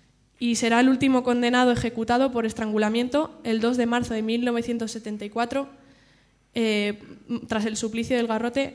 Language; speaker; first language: Spanish; native; Spanish